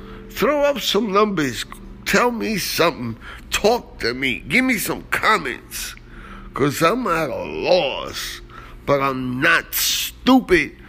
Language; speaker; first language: English; early bilingual, other home language; Spanish